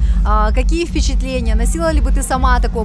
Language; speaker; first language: Russian; native; Russian